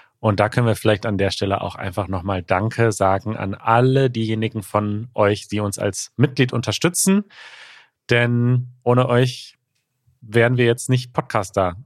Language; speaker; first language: German; native; German